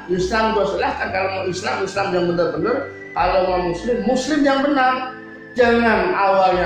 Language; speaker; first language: Indonesian; native; Indonesian